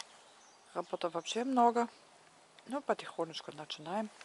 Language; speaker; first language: Russian; non-native, learner; German